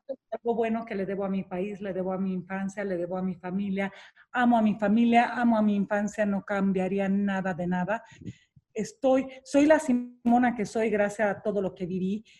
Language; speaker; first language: Spanish; non-native, fluent; Romanian